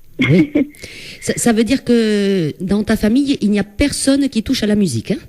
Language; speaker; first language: French; native; French